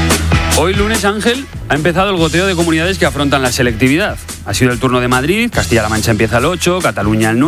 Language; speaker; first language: Spanish; native; Spanish